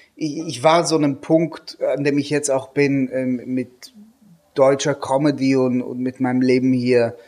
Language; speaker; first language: German; non-native, fluent; Hebrew